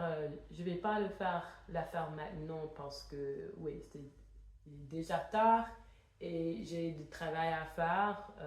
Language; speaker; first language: French; non-native, fluent; English